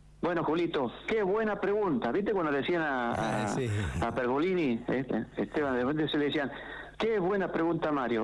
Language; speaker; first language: Spanish; native; Spanish